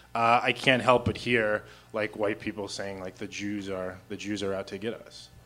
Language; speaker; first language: English; native; English